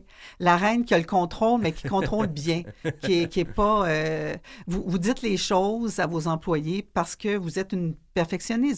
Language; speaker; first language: French; native; French